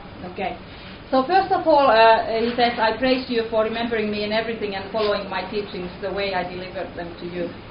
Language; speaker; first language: English; non-native, fluent; Finnish